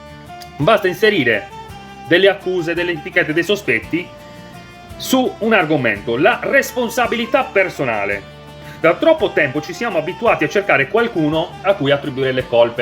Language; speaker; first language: Italian; native; Italian